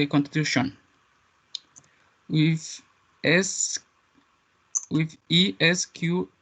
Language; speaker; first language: English; non-native, learner; Spanish